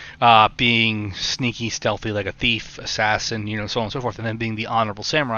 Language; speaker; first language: English; native; English